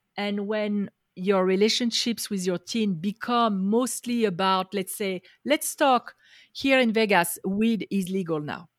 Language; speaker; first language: English; non-native, fluent; French